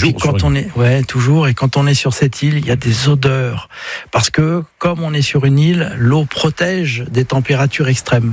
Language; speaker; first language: French; native; French